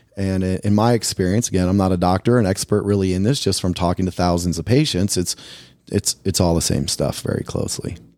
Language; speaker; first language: English; native; English